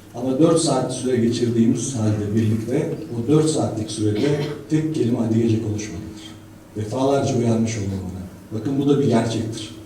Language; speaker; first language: Turkish; native; Turkish